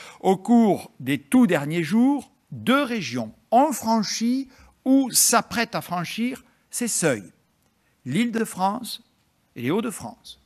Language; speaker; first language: French; native; French